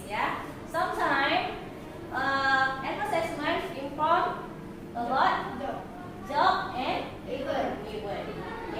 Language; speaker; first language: English; non-native, learner; Indonesian